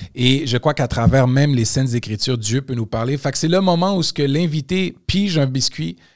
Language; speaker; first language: French; native; French